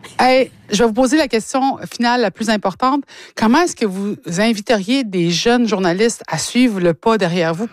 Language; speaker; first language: French; native; French